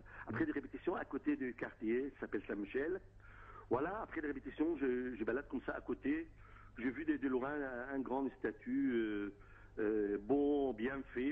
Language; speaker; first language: French; non-native, fluent; Arabic